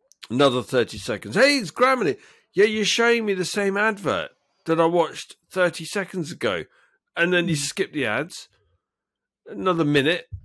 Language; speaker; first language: English; native; English